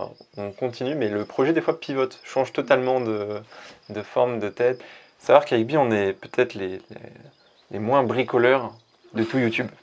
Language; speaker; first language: French; native; French